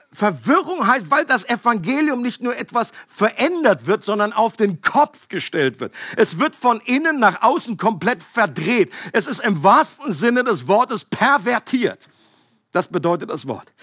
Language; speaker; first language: German; native; German